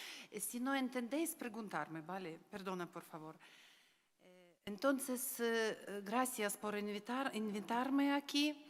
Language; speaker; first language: Spanish; non-native, learner; Ukrainian